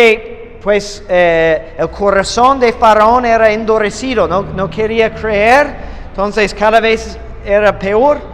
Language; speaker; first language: Spanish; non-native, fluent; English